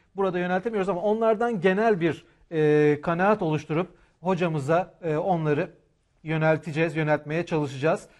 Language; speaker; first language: Turkish; native; Turkish